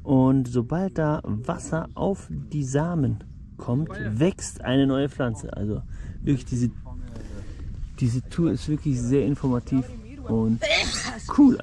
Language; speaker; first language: German; native; German